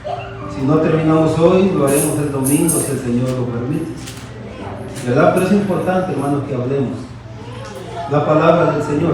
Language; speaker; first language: Spanish; native; Spanish